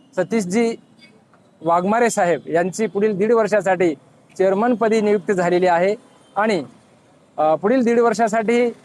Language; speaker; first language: Marathi; native; Marathi